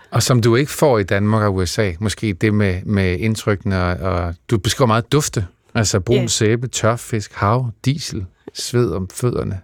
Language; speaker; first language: Danish; native; Danish